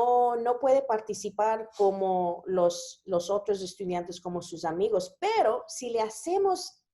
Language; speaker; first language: Spanish; early bilingual, heritage; Spanish